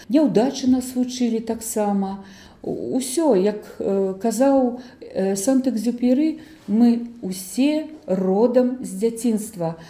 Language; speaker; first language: Belarusian; native; Belarusian